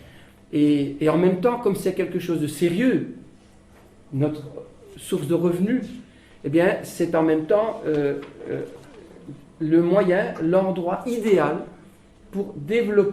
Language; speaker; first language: French; native; French